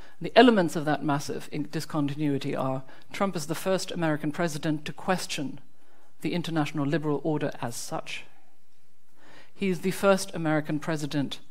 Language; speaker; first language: English; non-native, fluent; German